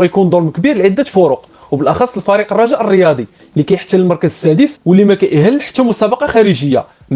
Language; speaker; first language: Arabic; native; Arabic